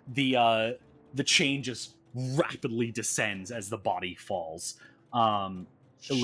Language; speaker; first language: English; native; English